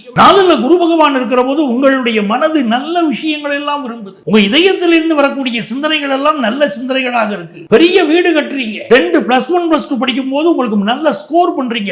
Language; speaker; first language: Tamil; native; Tamil